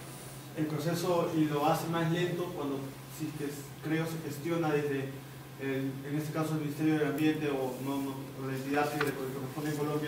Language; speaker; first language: Spanish; native; Spanish